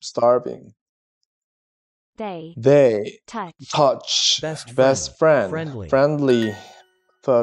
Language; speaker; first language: English; non-native, learner; Korean